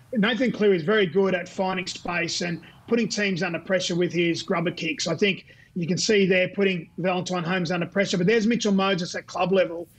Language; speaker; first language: English; native; English